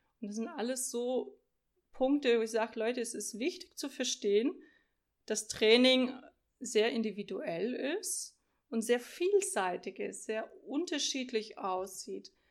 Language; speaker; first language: German; early bilingual, other home language; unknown